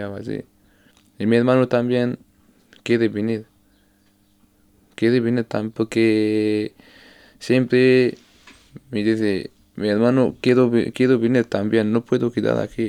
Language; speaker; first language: Spanish; non-native, learner; Arabic